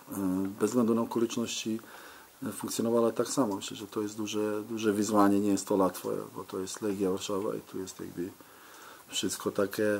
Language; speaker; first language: Polish; non-native, fluent; Serbian